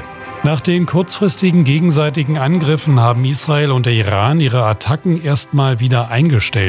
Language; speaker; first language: German; native; German